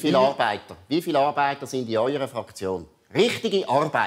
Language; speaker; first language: German; native; German